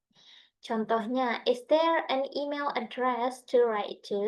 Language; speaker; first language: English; non-native, fluent; Indonesian